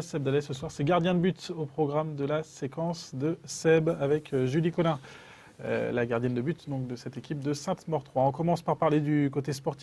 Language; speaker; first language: French; native; French